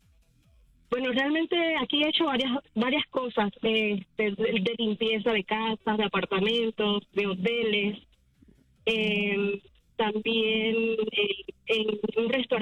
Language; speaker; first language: Spanish; native; Spanish